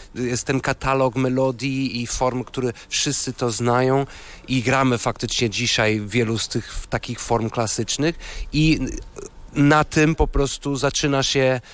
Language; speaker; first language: Polish; non-native, fluent; Portuguese